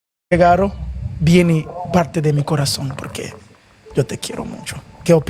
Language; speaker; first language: Spanish; non-native, fluent; Haitian Creole